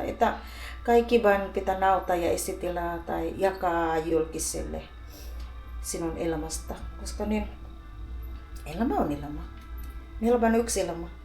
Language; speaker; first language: Finnish; non-native, learner; Filipino